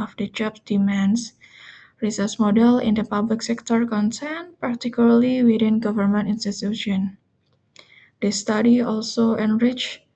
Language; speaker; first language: English; non-native, learner; Indonesian